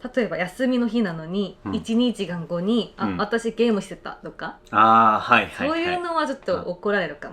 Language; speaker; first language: Japanese; non-native, fluent; Korean